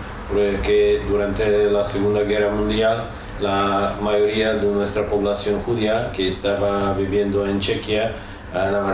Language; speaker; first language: Spanish; non-native, fluent; Czech